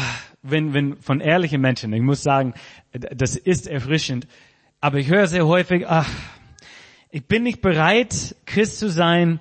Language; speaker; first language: German; non-native, fluent; English